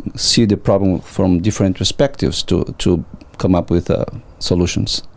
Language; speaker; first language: English; non-native, fluent; Portuguese